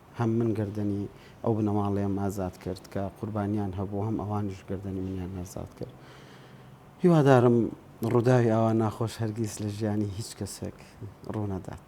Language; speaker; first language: Central Kurdish; native; Central Kurdish